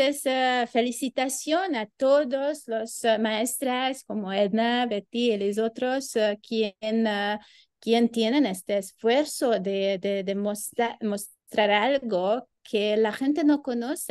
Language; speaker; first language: Spanish; non-native, learner; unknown